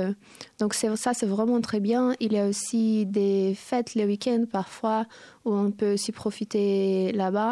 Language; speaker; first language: French; non-native, fluent; Portuguese